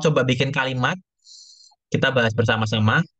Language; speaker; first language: Indonesian; native; Indonesian